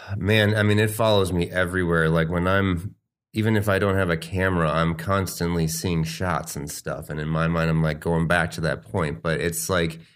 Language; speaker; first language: English; native; English